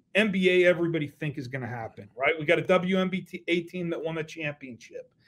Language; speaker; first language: English; native; English